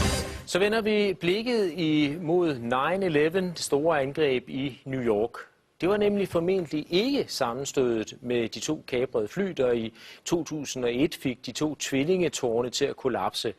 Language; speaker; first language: Danish; native; Danish